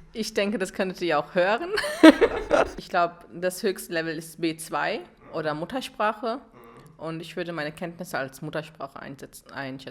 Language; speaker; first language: German; early bilingual, other home language; Urdu